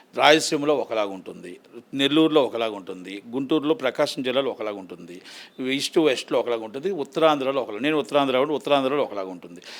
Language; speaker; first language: Telugu; native; Telugu